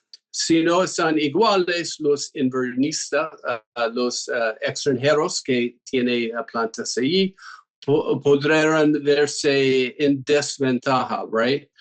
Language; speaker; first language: Spanish; non-native, fluent; English